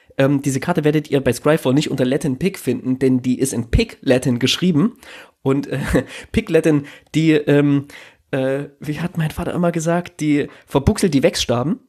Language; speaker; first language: German; native; German